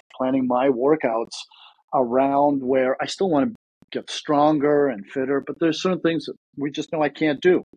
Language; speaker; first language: English; early bilingual, other home language; Russian